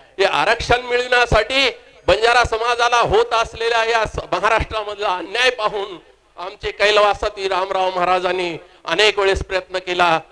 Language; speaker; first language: Marathi; non-native, local second language; Lambadi